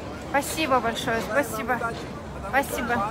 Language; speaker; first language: Russian; non-native, local second language; Kazakh